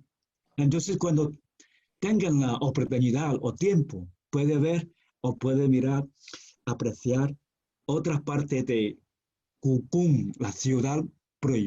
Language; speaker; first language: Spanish; non-native, fluent; Chinese